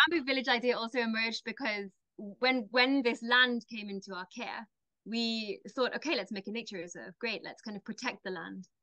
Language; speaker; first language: English; native; English